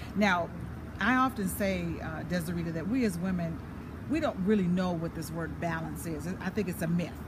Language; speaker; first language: English; native; English